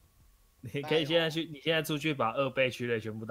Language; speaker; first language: Chinese; native; Chinese